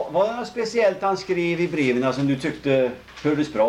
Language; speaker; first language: Swedish; native; Swedish